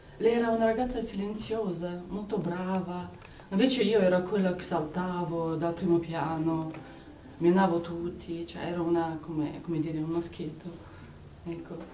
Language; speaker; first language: Italian; non-native, fluent; Romanian